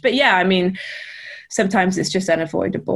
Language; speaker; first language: English; native; English